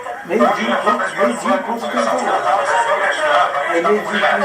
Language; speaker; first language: Portuguese; native; Portuguese